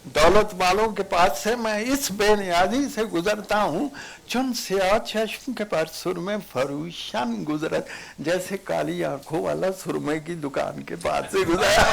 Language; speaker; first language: Urdu; non-native, local second language; Punjabi